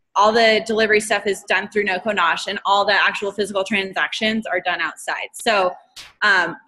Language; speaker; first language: English; native; English